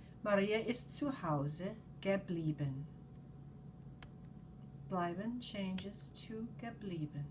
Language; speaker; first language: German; non-native, fluent; English